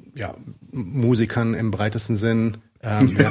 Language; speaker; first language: German; early bilingual, other home language; Arabic